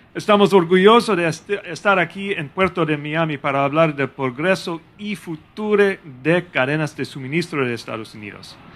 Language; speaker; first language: Spanish; non-native, fluent; English